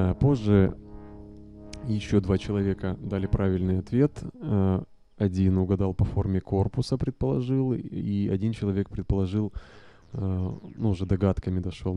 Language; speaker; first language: Russian; native; Russian